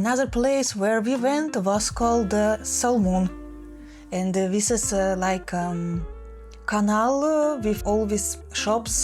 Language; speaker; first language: English; non-native, fluent; Russian